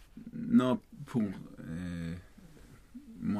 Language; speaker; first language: French; non-native, learner; Swedish